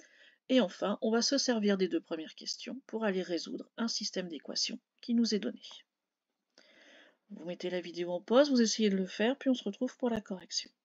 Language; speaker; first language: French; native; French